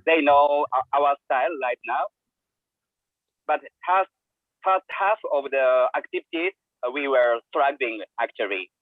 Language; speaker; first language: English; non-native, learner; Japanese